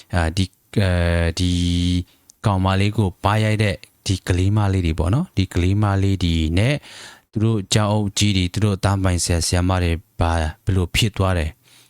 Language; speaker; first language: Burmese; native; Burmese